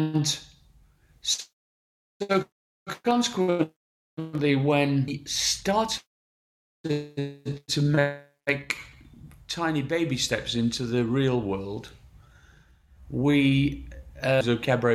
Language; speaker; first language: English; native; English